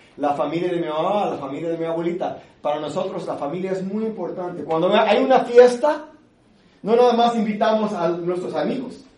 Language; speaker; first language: Spanish; early bilingual, heritage; English